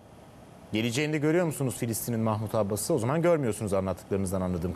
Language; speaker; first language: Turkish; native; Turkish